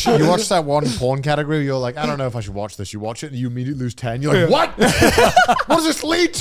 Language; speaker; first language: English; native; English